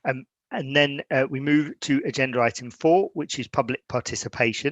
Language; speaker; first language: English; native; English